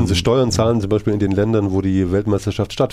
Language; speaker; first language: German; native; German